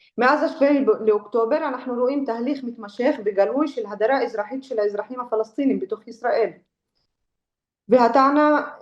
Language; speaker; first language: Hebrew; non-native, local second language; Arabic